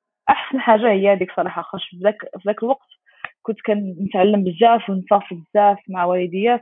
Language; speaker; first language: Arabic; early bilingual, heritage; Arabic